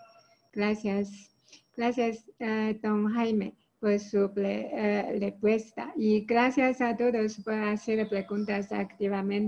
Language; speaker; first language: Spanish; non-native, learner; Chinese